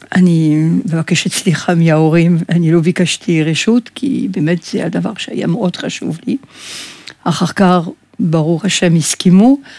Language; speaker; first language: Hebrew; non-native, fluent; French